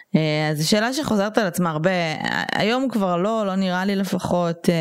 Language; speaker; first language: Hebrew; non-native, local second language; Russian